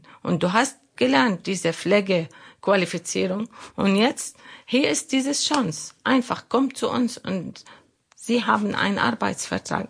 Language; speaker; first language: German; non-native, learner; Arabic